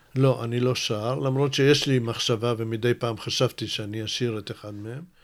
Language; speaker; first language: Hebrew; early bilingual, other home language; Russian